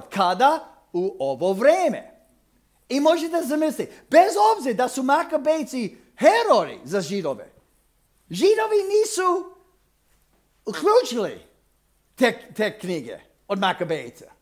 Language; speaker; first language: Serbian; non-native, fluent; English